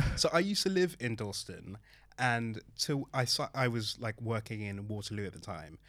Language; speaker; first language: English; early bilingual, other home language; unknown